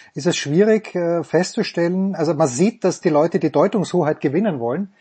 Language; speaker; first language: German; native; German